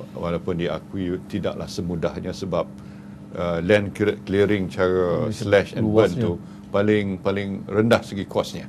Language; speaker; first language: Malay; native; Malay